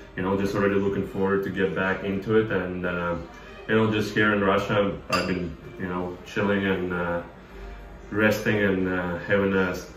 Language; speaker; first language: English; non-native, fluent; Russian